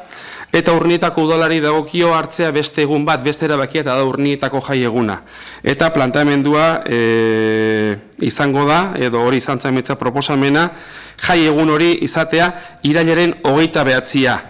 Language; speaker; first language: Basque; native; Basque